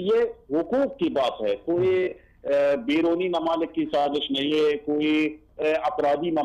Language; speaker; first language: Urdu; non-native, fluent; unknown